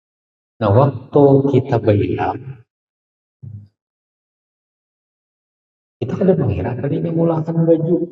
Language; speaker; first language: Indonesian; non-native, local second language; Banjar